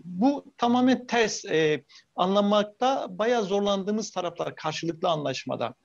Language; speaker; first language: Turkish; native; Turkish